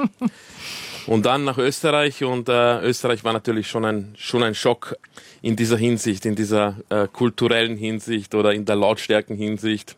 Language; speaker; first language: German; early bilingual, other home language; Croatian